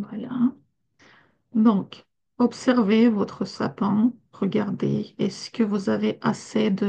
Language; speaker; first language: French; non-native, fluent; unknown